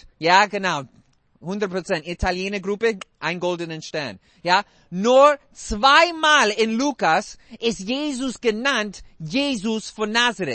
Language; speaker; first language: German; non-native, fluent; English